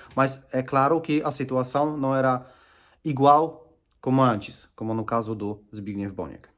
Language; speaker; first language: Portuguese; non-native, fluent; Polish